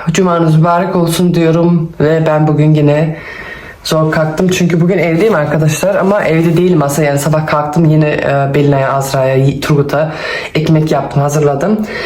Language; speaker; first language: Turkish; early bilingual, heritage; Turkish